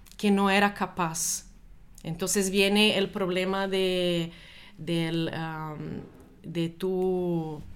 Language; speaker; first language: Spanish; non-native, fluent; Portuguese